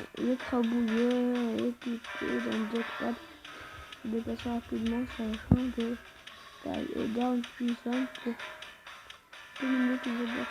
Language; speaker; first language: French; native; French